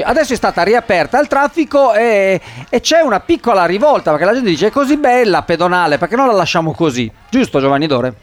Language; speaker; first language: Italian; native; Italian